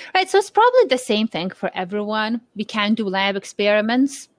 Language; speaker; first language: English; non-native, fluent; Lithuanian